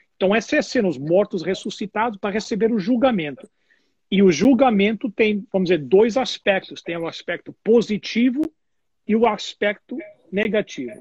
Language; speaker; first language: Portuguese; non-native, fluent; English